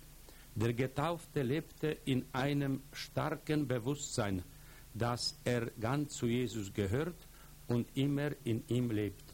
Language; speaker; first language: German; non-native, fluent; Polish